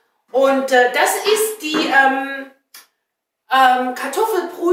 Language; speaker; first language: German; non-native, learner; Chinese